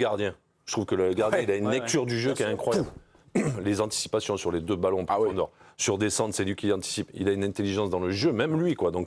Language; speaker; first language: French; native; French